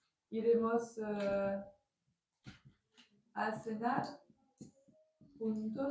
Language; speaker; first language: Spanish; non-native, learner; French